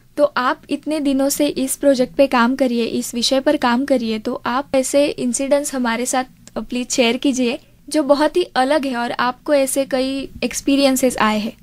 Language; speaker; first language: Hindi; non-native, local second language; Marathi